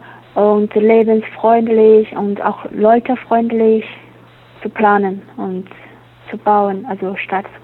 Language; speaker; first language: German; non-native, learner; Chinese